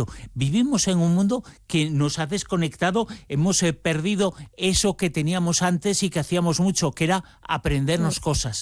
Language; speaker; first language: Spanish; native; Spanish